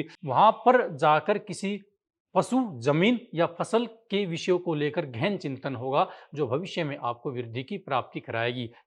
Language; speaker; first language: Hindi; native; Hindi